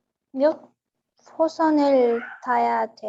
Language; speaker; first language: Korean; non-native, learner; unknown